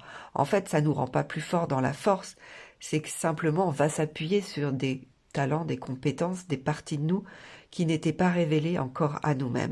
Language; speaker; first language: French; native; French